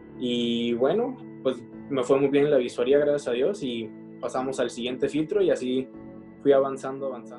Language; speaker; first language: Spanish; early bilingual, heritage; Spanish